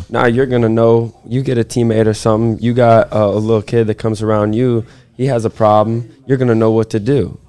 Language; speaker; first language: English; native; English